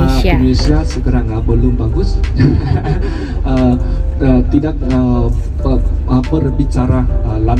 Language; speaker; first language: Indonesian; non-native, learner; Vietnamese